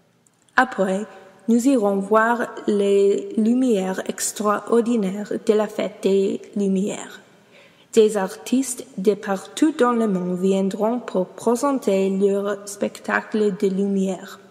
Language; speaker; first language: French; non-native, learner; English